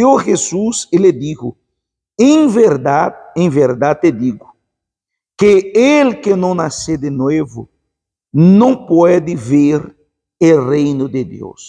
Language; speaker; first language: Spanish; non-native, fluent; Portuguese